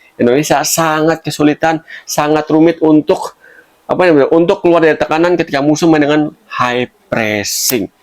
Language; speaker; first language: Indonesian; native; Indonesian